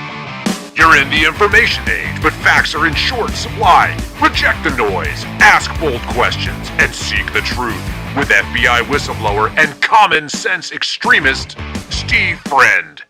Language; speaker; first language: English; native; English